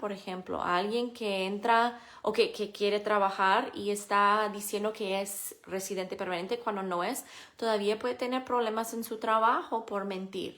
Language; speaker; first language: Spanish; non-native, fluent; English